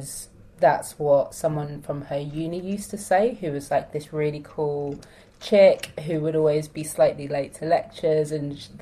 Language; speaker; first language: English; native; English